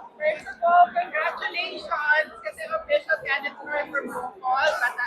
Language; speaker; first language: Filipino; native; Filipino